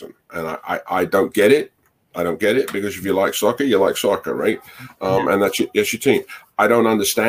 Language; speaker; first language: English; native; English